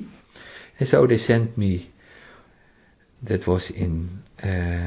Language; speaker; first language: English; non-native, learner; Dutch